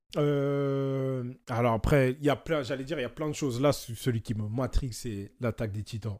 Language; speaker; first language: French; native; French